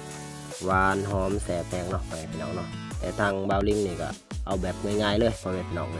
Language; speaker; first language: Thai; non-native, local second language; Lao